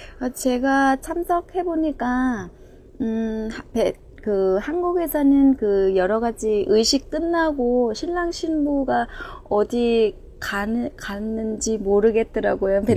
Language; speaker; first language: Korean; non-native, fluent; Vietnamese